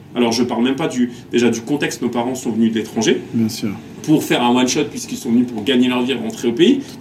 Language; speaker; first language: French; native; French